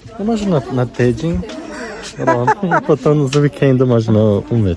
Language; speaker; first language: Polish; non-native, learner; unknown